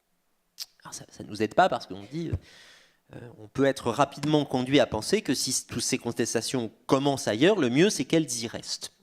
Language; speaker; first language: French; native; French